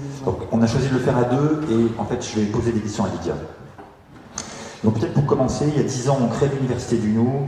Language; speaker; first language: French; native; French